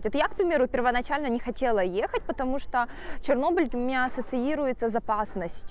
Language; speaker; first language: Russian; native; Russian